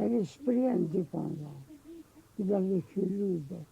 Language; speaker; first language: French; non-native, local second language; Arabic